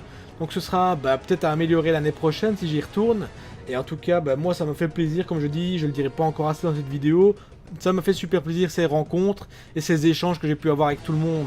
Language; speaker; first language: French; native; French